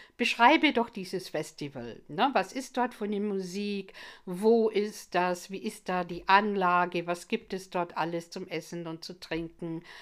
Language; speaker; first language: German; non-native, fluent; English